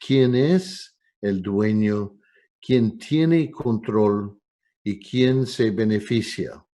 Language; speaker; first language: Spanish; non-native, fluent; English